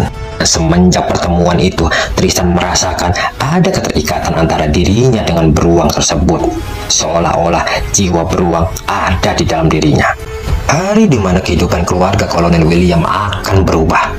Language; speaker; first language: Indonesian; native; Indonesian